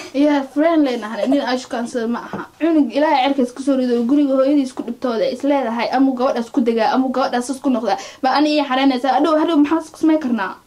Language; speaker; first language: Somali; early bilingual, heritage; Somali